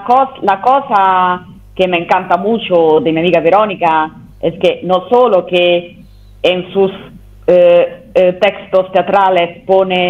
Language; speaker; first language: Spanish; non-native, learner; Italian